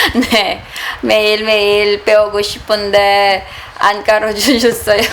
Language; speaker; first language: Korean; non-native, learner; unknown